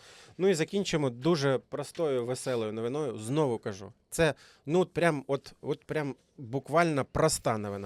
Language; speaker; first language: Ukrainian; native; Ukrainian